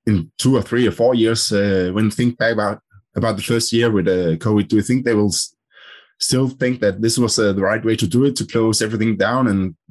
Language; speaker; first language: English; non-native, fluent; Danish